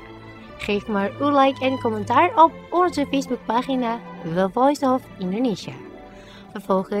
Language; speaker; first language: Dutch; non-native, fluent; Indonesian